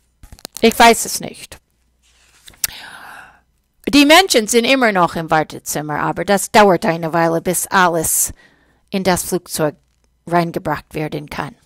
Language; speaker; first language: German; non-native, fluent; English